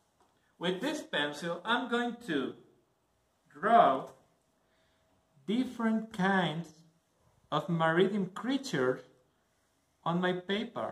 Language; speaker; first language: English; non-native, learner; Spanish